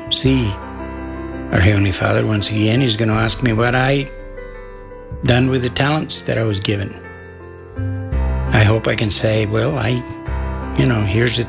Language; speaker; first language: English; non-native, fluent; Spanish